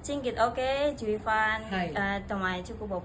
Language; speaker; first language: Cantonese; non-native, learner; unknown